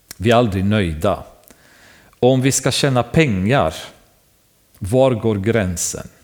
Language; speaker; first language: Swedish; non-native, fluent; Romanian